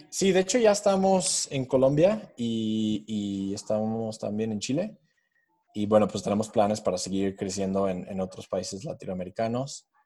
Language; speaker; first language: Spanish; non-native, fluent; English